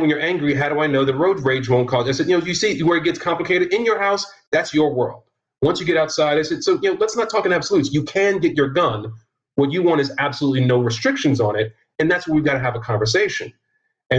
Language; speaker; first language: English; native; English